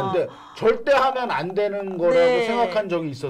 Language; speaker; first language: Korean; native; Korean